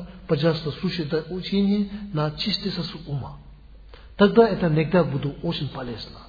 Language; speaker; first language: Russian; non-native, learner; Tibetan